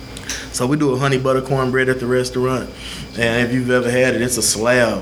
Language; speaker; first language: English; native; English